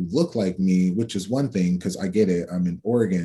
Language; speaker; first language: English; native; English